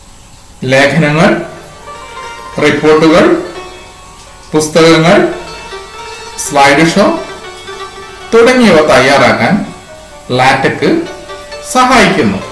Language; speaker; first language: Malayalam; native; Malayalam